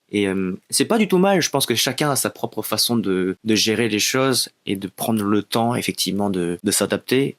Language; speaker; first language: French; native; French